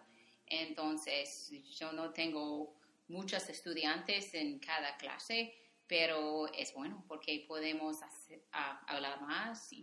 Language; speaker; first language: Spanish; non-native, fluent; English